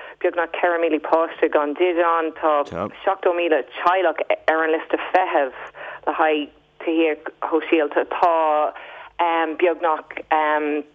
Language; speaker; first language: Irish; non-native, local second language; English